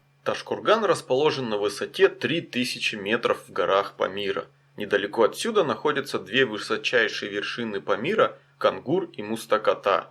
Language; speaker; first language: Russian; native; Russian